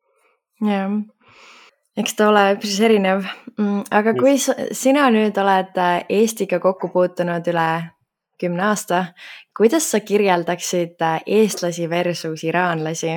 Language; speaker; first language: Estonian; native; Estonian